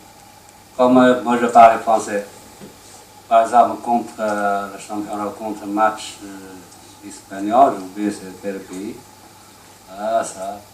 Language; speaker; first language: French; non-native, learner; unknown